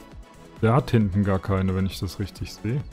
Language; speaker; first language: German; native; German